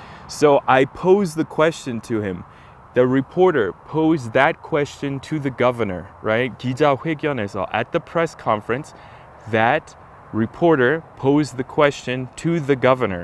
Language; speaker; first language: English; native; English